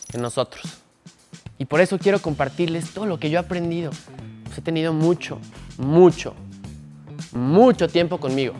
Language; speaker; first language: Spanish; native; Spanish